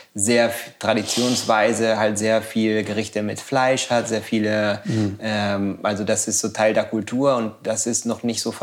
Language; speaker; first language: German; non-native, fluent; Spanish